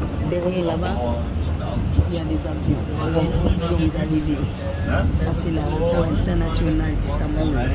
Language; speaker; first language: French; non-native, local second language; Lingala